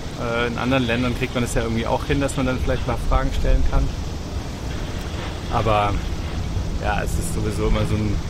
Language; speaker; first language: German; native; German